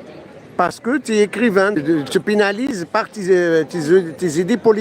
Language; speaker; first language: French; native; French